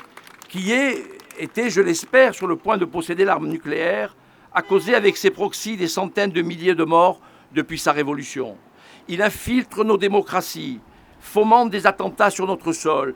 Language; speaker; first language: French; native; French